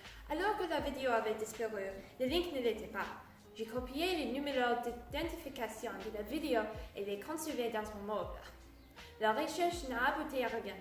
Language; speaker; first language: French; non-native, learner; English